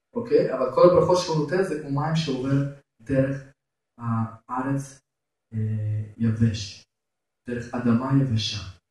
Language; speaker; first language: Hebrew; non-native, fluent; Russian